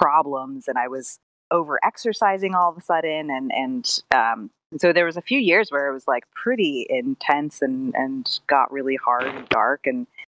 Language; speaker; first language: English; native; English